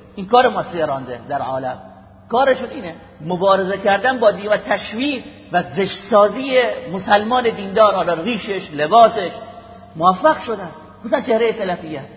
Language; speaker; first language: Persian; native; Persian